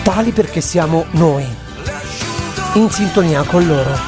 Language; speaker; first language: Italian; native; Italian